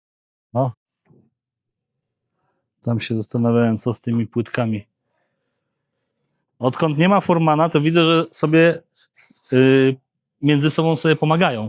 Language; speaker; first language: Polish; native; Polish